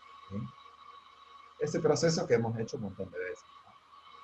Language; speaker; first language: Spanish; native; Spanish